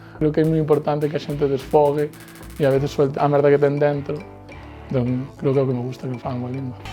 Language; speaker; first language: Galician; native; Galician